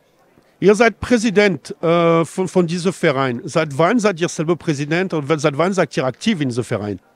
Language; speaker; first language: German; non-native, fluent; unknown